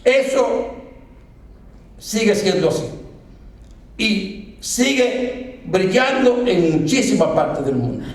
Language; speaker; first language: Spanish; native; Spanish